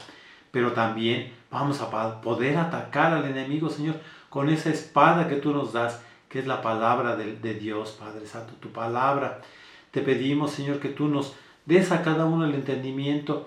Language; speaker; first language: Spanish; native; Spanish